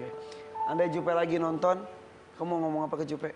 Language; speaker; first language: Indonesian; native; Indonesian